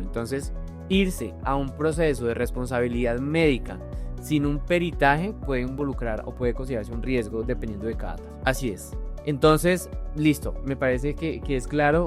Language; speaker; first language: Spanish; native; Spanish